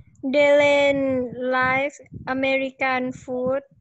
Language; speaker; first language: English; non-native, learner; Thai